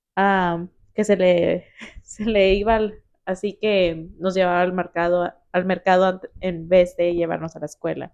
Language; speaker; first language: Spanish; early bilingual, heritage; Spanish